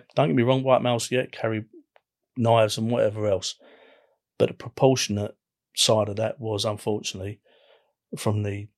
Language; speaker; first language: English; native; English